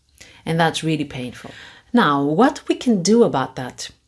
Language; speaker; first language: English; non-native, fluent; Greek